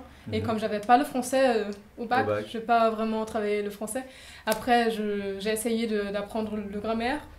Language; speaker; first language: French; non-native, fluent; German